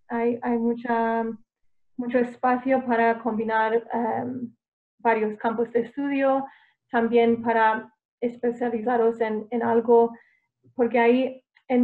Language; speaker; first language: Spanish; non-native, fluent; English